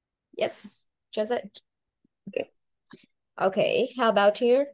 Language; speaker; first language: English; non-native, learner; Vietnamese